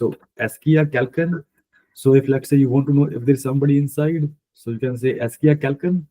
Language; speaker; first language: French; non-native, fluent; Punjabi